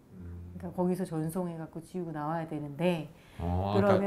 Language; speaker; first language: Korean; native; Korean